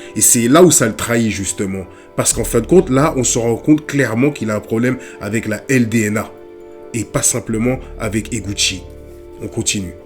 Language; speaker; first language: French; native; French